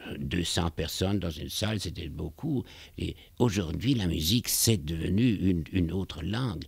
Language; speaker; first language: French; non-native, fluent; German